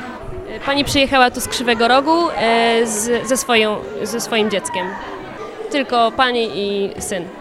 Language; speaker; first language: Polish; non-native, local second language; Ukrainian